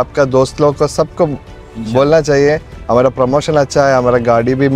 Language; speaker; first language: Hindi; non-native, learner; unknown